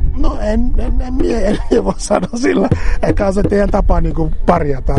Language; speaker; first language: Finnish; non-native, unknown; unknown